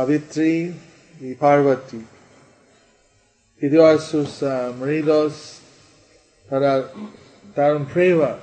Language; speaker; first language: Spanish; non-native, learner; English